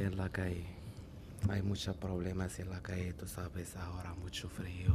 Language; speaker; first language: Spanish; non-native, learner; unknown